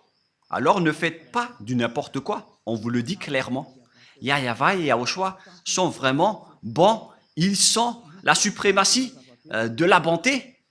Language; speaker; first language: French; non-native, local second language; Malagasy